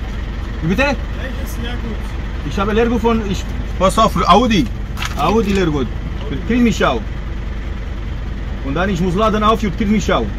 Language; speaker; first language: German; non-native, learner; Romanian